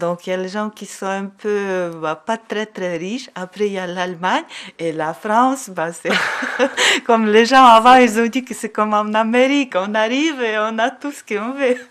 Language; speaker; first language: French; non-native, learner; Ukrainian